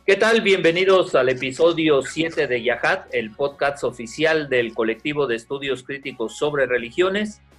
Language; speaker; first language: Spanish; native; Spanish